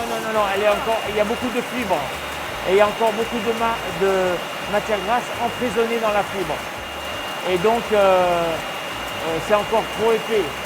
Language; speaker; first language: French; native; French